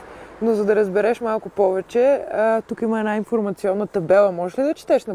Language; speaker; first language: Bulgarian; native; Bulgarian